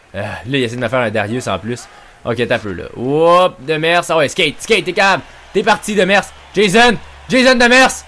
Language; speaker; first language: French; native; French